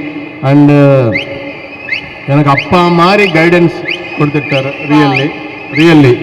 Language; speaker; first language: Tamil; non-native, learner; Telugu